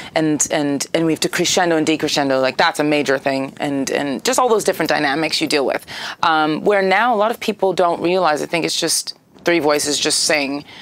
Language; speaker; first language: English; native; English